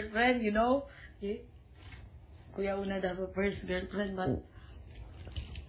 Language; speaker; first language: English; non-native, local second language; Filipino